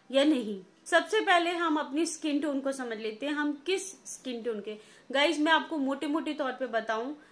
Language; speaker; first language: Hindi; native; Hindi